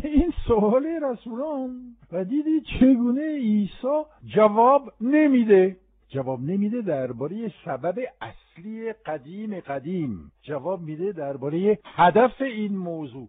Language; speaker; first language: Persian; non-native, fluent; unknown